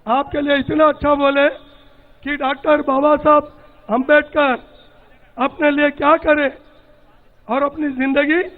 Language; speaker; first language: Hindi; non-native, local second language; Telugu